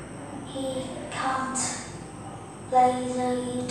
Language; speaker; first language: English; non-native, learner; Vietnamese